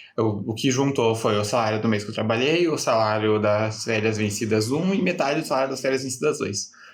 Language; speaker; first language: Portuguese; native; Portuguese